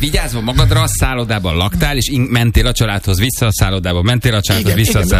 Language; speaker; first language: Hungarian; native; Hungarian